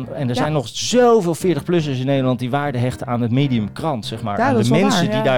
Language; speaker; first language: Dutch; native; Dutch